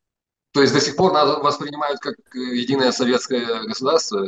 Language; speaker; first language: Russian; native; Russian